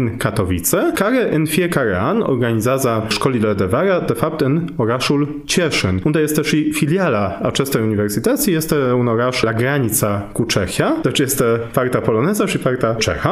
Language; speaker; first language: Romanian; non-native, fluent; Polish